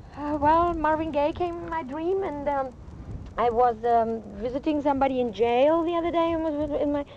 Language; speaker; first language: English; non-native, fluent; German